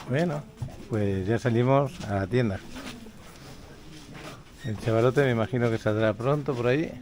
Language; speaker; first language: Spanish; native; Spanish